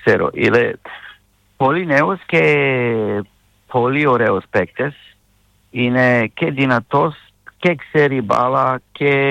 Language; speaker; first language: Greek; non-native, learner; Serbian